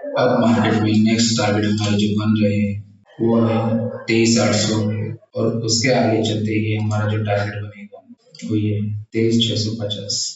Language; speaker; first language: Hindi; non-native, local second language; Marathi